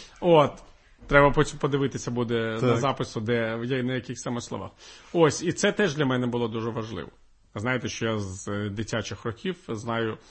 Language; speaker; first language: Ukrainian; non-native, local second language; Russian